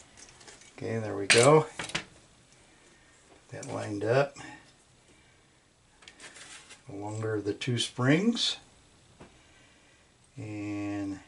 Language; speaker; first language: English; native; English